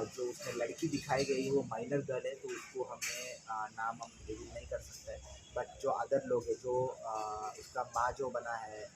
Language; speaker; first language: Hindi; non-native, local second language; Marathi